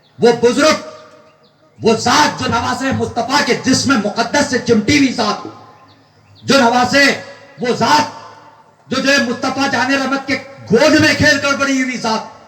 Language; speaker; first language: Urdu; native; Urdu